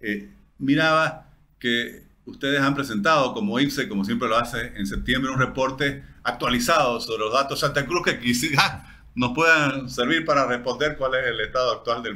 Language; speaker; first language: Spanish; native; Spanish